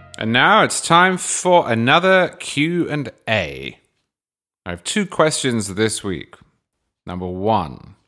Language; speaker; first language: English; native; English